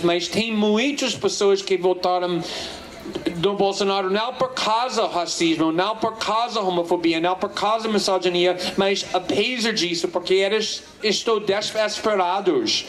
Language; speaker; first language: Portuguese; non-native, fluent; English